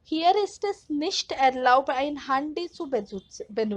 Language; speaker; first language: German; non-native, fluent; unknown